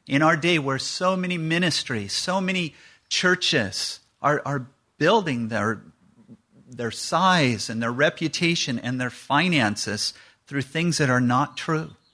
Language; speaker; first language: English; native; English